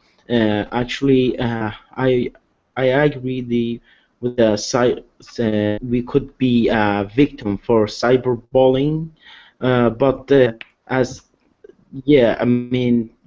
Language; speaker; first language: English; non-native, learner; Arabic